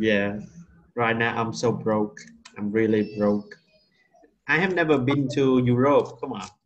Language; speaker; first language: English; non-native, learner; Vietnamese